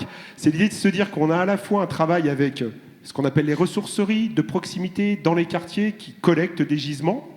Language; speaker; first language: French; native; French